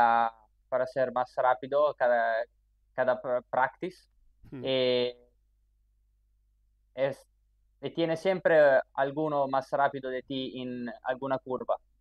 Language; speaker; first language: Spanish; non-native, fluent; Italian